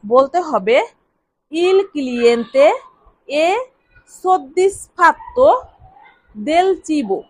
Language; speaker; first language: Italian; non-native, fluent; Bangla